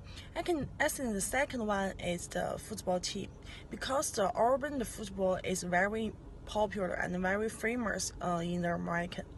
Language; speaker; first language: English; non-native, learner; Chinese